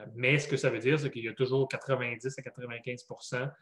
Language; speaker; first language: French; native; French